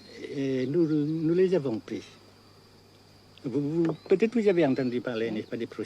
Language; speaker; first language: French; non-native, fluent; Vietnamese